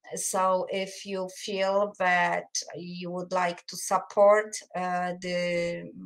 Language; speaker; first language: English; non-native, fluent; Polish